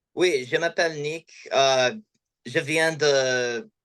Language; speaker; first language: French; non-native, learner; English